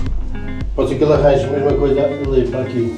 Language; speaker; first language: Portuguese; native; Portuguese